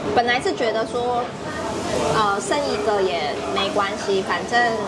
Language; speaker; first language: Chinese; native; Chinese